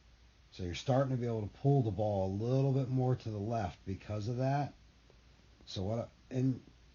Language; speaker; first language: English; native; English